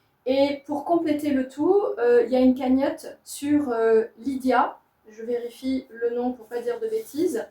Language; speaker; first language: French; native; French